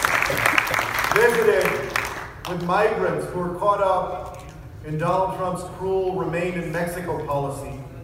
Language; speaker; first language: English; native; English